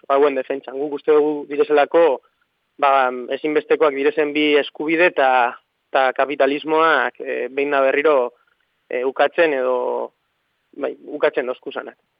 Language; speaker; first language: Basque; native; Basque